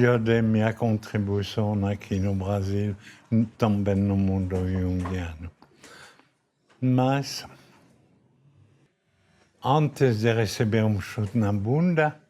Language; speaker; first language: Portuguese; non-native, fluent; French